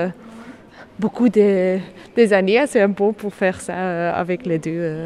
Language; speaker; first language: French; non-native, learner; Italian